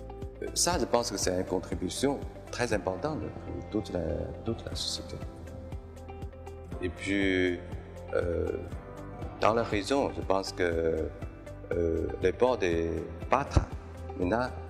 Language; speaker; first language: French; non-native, fluent; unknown